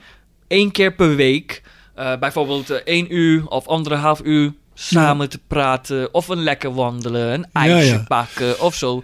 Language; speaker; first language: Dutch; non-native, fluent; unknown